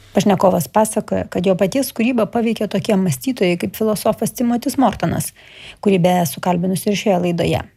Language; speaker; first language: Lithuanian; native; Lithuanian